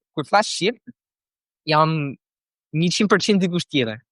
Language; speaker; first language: Albanian; non-native, fluent; English